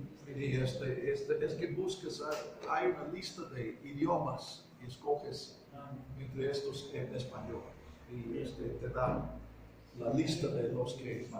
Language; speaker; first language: Spanish; non-native, fluent; English